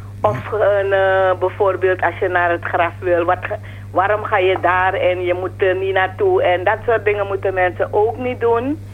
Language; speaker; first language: Dutch; non-native, fluent; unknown